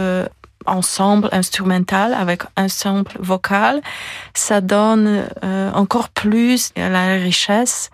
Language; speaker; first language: French; non-native, fluent; Polish